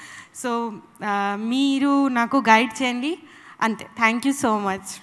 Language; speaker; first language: Telugu; non-native, local second language; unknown